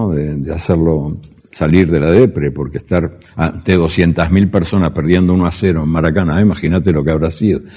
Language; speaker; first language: Spanish; native; Spanish